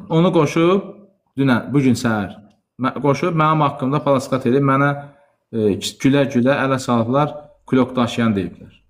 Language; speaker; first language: Azerbaijani; native; Azerbaijani